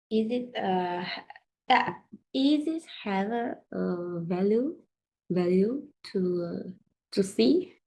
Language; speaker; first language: English; non-native, learner; Vietnamese